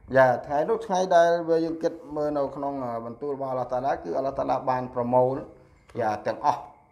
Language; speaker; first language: Khmer; non-native, local second language; Eastern Cham